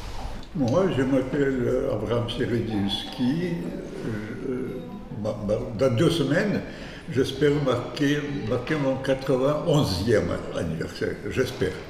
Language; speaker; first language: French; non-native, fluent; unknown